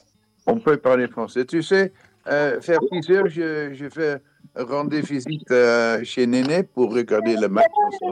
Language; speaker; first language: French; non-native, learner; Dutch